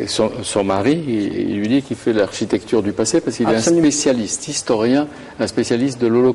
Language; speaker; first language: French; native; French